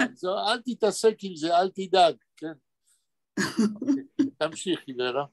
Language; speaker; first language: Hebrew; non-native, fluent; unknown